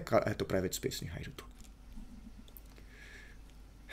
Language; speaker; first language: Japanese; non-native, fluent; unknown